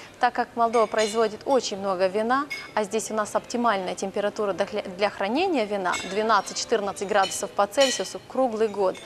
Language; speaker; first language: Russian; non-native, local second language; Romanian